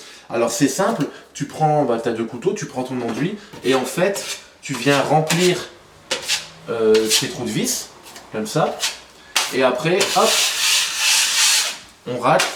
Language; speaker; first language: French; native; French